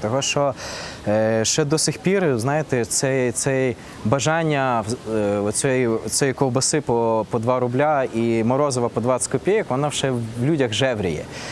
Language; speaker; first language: Ukrainian; non-native, local second language; Russian